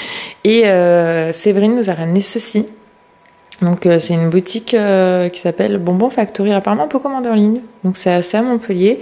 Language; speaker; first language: French; native; French